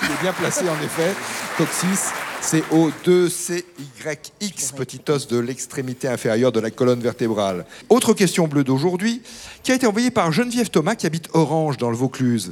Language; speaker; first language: French; native; French